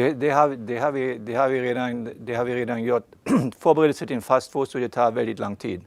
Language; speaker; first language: Swedish; non-native, fluent; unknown